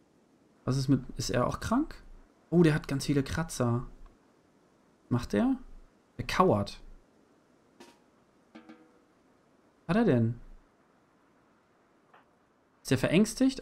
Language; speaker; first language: German; native; German